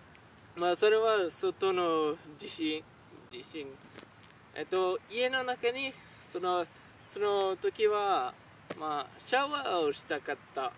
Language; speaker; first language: Japanese; non-native, learner; French